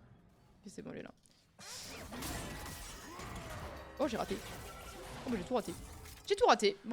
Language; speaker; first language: French; native; French